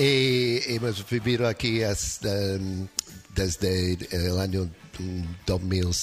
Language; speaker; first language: Spanish; non-native, learner; English